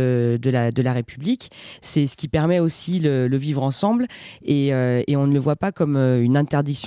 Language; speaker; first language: French; native; French